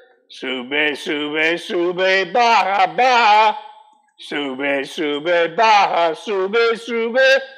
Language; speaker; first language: Spanish; non-native, learner; English